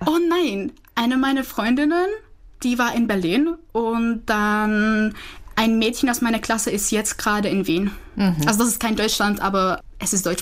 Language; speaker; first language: German; non-native, fluent; Czech